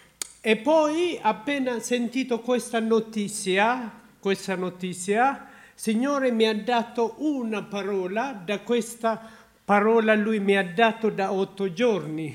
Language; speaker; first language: Italian; non-native, learner; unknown